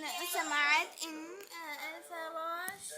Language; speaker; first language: Arabic; non-native, learner; Urdu